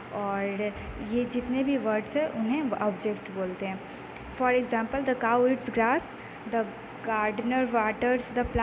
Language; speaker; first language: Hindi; native; Hindi